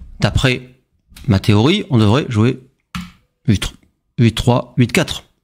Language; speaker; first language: French; native; French